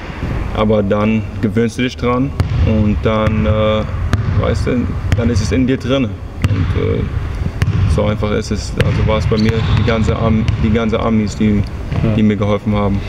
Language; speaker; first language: German; early bilingual, heritage; English